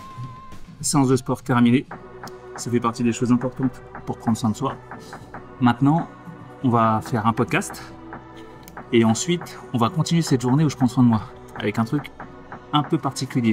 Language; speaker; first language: French; native; French